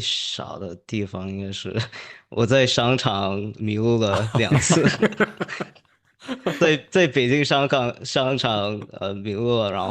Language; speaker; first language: Chinese; early bilingual, heritage; English